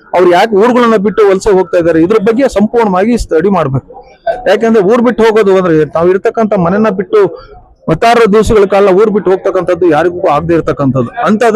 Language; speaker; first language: Kannada; non-native, local second language; Lambadi